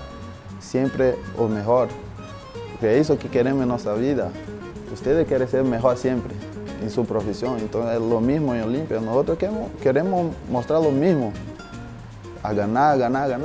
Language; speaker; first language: Spanish; non-native, learner; Portuguese